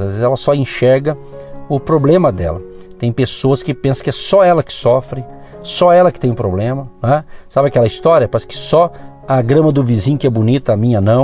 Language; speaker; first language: Portuguese; native; Portuguese